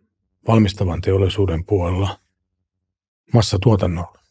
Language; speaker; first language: Finnish; native; Finnish